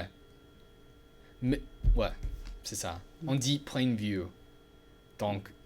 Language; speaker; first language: French; non-native, learner; English